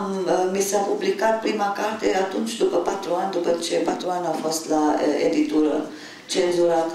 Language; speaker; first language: Romanian; non-native, local second language; German